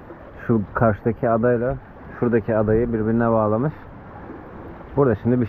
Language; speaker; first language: Turkish; native; Turkish